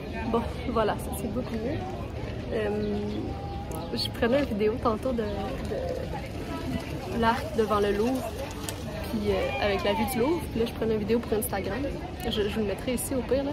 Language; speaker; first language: French; native; French